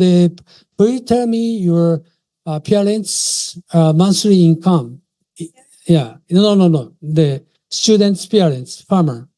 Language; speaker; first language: English; non-native, fluent; Japanese